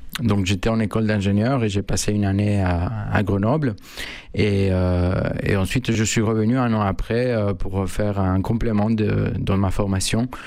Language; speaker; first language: French; non-native, fluent; Spanish